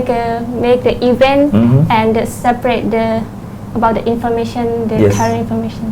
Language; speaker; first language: English; non-native, learner; Thai